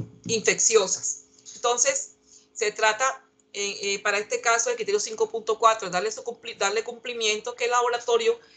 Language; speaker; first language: Spanish; native; Spanish